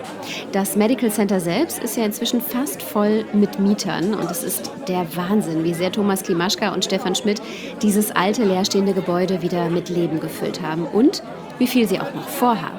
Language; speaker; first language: German; native; German